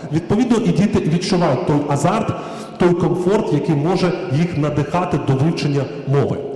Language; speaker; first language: Ukrainian; native; Ukrainian